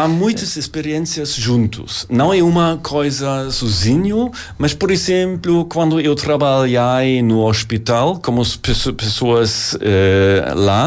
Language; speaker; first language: Portuguese; non-native, learner; German